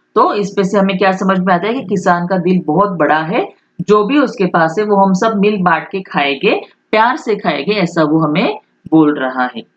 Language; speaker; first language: Hindi; non-native, local second language; Marathi